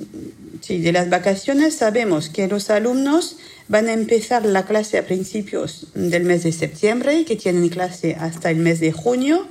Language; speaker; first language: Spanish; non-native, fluent; French